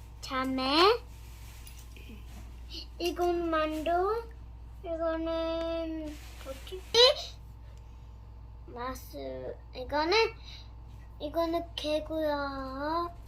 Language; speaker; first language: Korean; early bilingual, other home language; Telugu